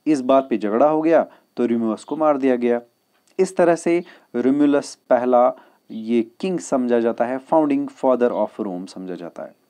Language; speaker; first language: Hindi; non-native, local second language; Kashmiri